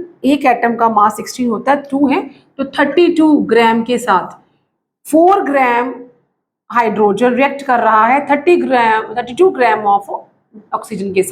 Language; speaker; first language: Hindi; native; Hindi